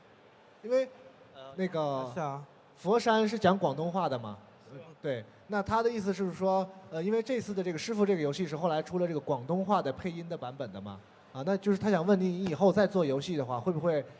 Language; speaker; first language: Chinese; native; Chinese